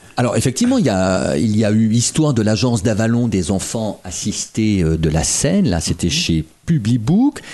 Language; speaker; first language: French; native; French